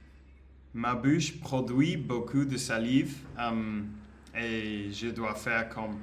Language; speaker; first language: French; non-native, learner; Spanish